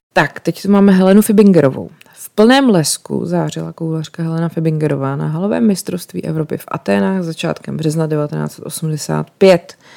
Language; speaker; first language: Czech; native; Czech